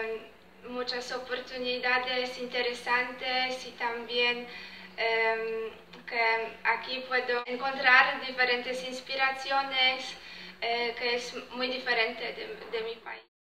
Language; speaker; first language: Spanish; non-native, fluent; Polish